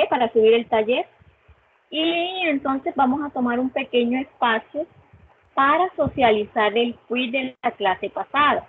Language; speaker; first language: Spanish; native; Spanish